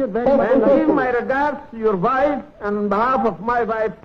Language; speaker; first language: English; non-native, fluent; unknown